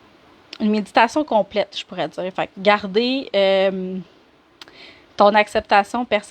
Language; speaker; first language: French; native; French